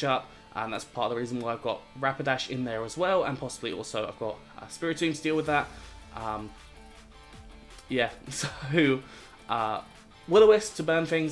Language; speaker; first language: English; native; English